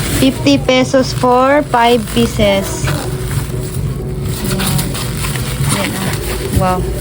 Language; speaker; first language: Filipino; non-native, local second language; Cebuano